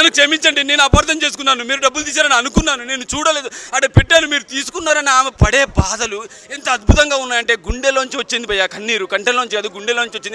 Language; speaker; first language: Telugu; native; Telugu